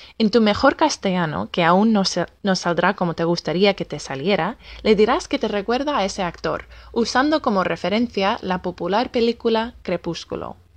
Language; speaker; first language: Spanish; non-native, fluent; English